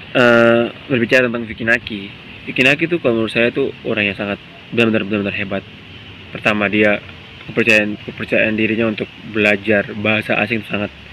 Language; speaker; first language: Indonesian; non-native, local second language; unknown